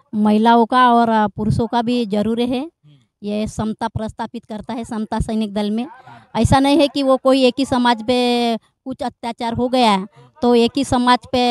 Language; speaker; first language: Hindi; non-native, local second language; Marathi